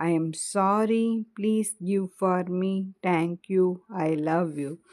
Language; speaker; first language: English; non-native, learner; Tamil